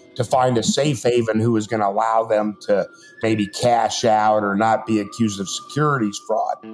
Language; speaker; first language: English; native; English